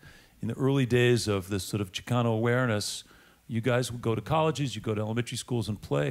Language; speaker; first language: English; native; English